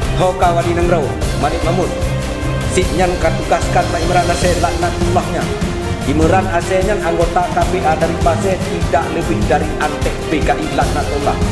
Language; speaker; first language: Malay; non-native, local second language; Achinese